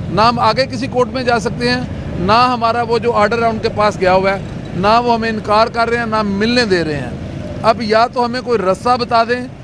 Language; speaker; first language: Urdu; non-native, local second language; Punjabi